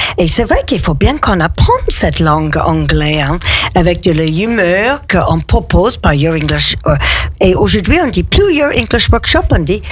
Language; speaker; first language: French; non-native, fluent; English